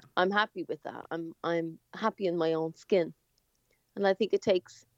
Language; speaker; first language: English; native; English